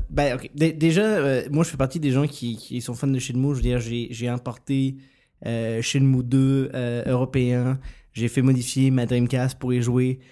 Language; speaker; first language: French; native; French